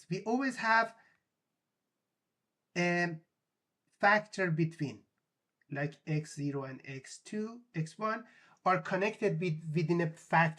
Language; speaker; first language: English; non-native, fluent; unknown